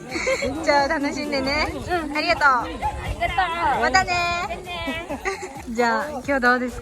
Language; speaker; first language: Japanese; non-native, fluent; Mongolian